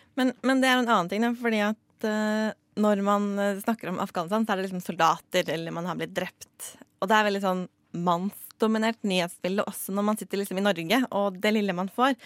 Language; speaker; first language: Norwegian; native; Norwegian